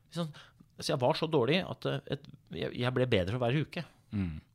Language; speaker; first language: Norwegian; native; Norwegian